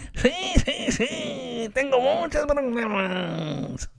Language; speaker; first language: Spanish; early bilingual, heritage; Spanish